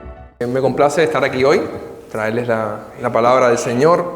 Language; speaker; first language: Spanish; native; Spanish